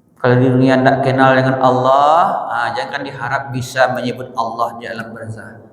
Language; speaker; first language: Malay; non-native, local second language; Minangkabau